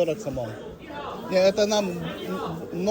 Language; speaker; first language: Russian; non-native, fluent; Lithuanian